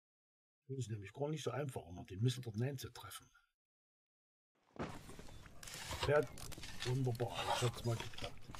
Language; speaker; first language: German; native; German